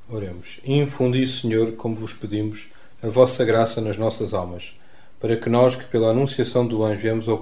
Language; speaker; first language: Portuguese; native; Portuguese